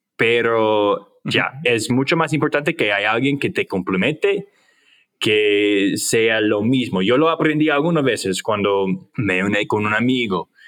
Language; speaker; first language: Spanish; non-native, fluent; English